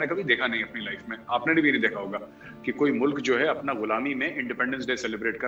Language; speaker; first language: Hindi; native; Hindi